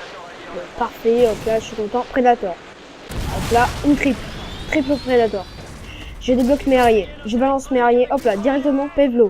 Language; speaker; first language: French; native; French